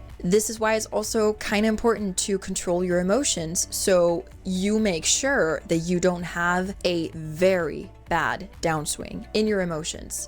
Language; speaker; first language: English; non-native, fluent; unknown